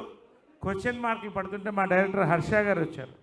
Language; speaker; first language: Telugu; native; Telugu